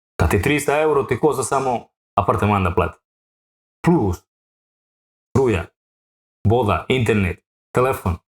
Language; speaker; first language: Bosnian; non-native, learner; Spanish